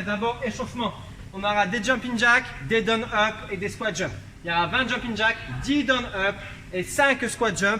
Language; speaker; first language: French; native; French